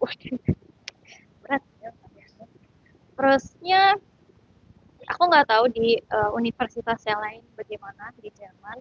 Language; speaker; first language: Indonesian; native; Indonesian